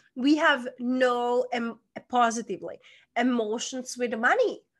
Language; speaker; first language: English; non-native, fluent; Czech